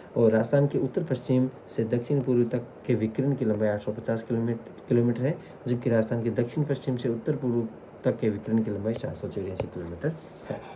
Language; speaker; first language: Hindi; native; Hindi